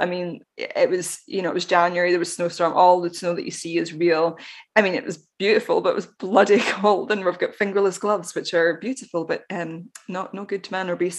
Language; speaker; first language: English; native; English